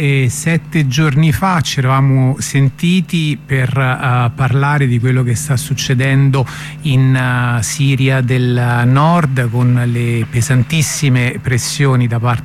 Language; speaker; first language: Italian; native; Italian